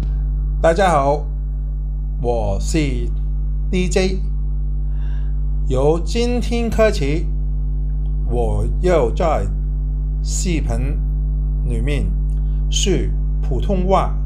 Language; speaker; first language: Chinese; non-native, local second language; Cantonese